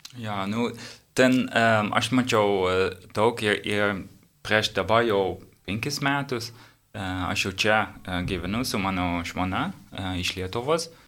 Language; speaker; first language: Lithuanian; non-native, learner; English